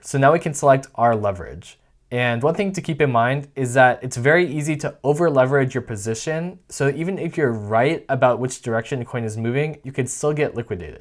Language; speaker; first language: English; native; English